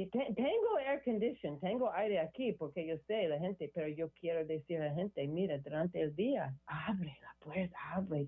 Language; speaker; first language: Spanish; non-native, learner; English